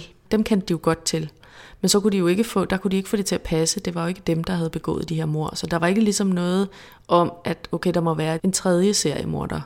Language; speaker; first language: Danish; native; Danish